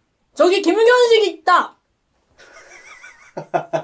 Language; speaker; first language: Korean; non-native, fluent; Japanese